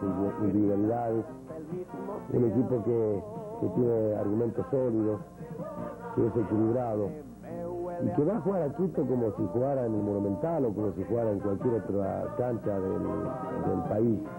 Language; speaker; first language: Spanish; native; Spanish